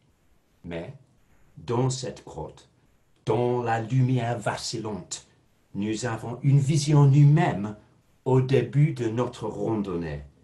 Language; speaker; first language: French; non-native, fluent; English